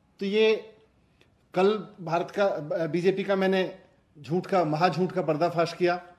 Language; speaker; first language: Hindi; native; Hindi